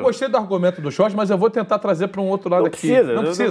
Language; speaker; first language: Portuguese; native; Portuguese